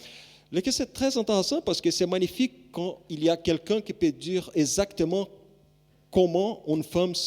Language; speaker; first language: French; non-native, fluent; Portuguese